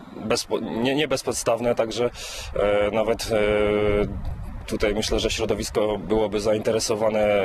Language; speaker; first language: Polish; native; Polish